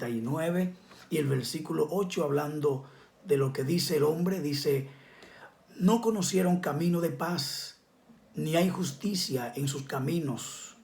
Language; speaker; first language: Spanish; native; Spanish